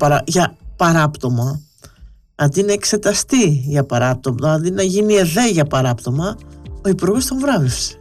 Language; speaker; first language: Greek; native; Greek